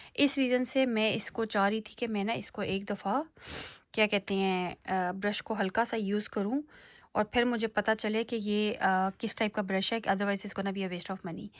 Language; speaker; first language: Urdu; native; Urdu